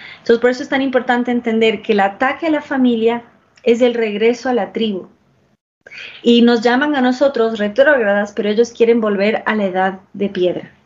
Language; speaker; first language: Spanish; early bilingual, heritage; English